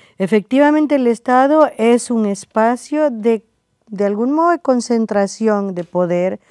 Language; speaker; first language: Spanish; native; Spanish